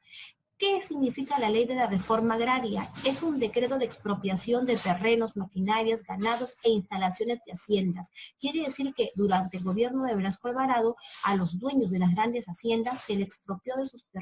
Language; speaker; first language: Spanish; native; Spanish